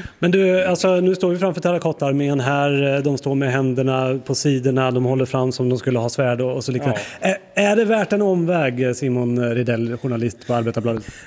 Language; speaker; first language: Swedish; native; Swedish